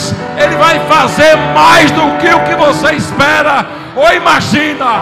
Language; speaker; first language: Portuguese; native; Portuguese